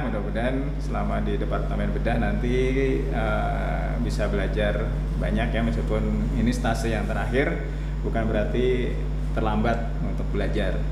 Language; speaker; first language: Indonesian; native; Indonesian